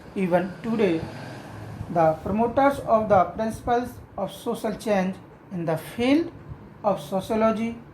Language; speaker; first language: English; non-native, local second language; Hindi